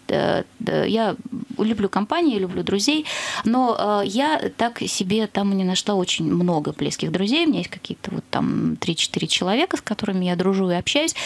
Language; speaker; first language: Russian; native; Russian